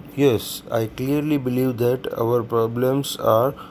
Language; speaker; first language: English; non-native, local second language; Gujarati